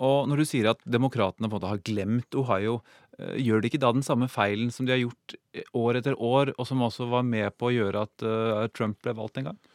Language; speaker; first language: Norwegian; native; Norwegian